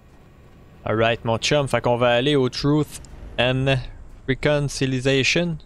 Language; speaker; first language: French; native; French